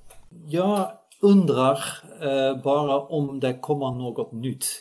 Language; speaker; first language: Swedish; non-native, fluent; Dutch